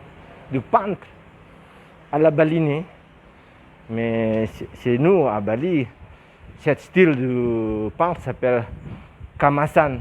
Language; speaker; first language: French; non-native, learner; Indonesian